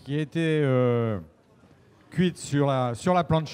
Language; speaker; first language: French; native; French